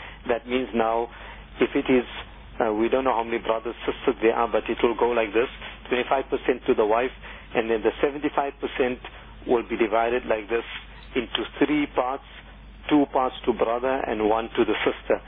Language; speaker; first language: English; native; English